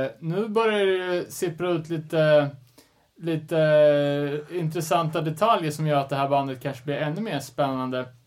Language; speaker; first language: Swedish; native; Swedish